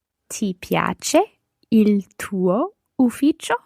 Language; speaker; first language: Italian; non-native, learner; English